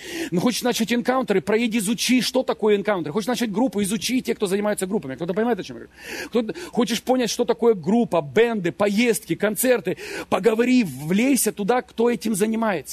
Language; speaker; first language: Russian; native; Russian